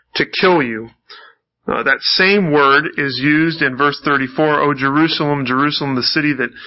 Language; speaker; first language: English; native; English